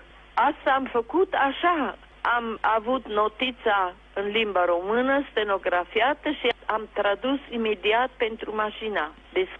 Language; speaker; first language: Romanian; non-native, local second language; German